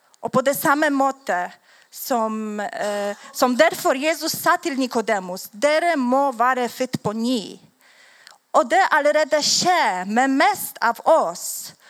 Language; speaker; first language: Swedish; non-native, learner; Polish